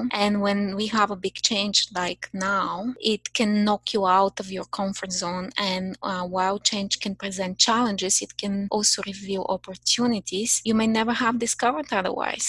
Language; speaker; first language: English; non-native, fluent; Bulgarian